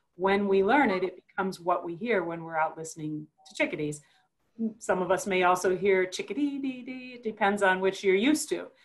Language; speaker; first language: English; native; English